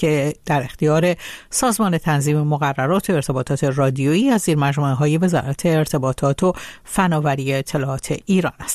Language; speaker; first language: Persian; native; Persian